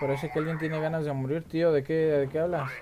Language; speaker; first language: Spanish; native; Spanish